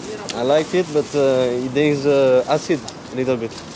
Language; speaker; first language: English; non-native, learner; French